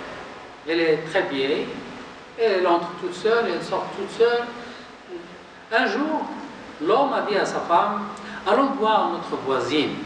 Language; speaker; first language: French; non-native, local second language; Arabic